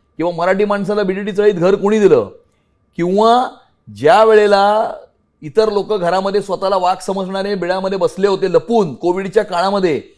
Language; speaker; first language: Marathi; native; Marathi